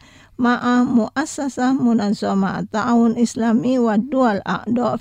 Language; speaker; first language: Arabic; non-native, fluent; Indonesian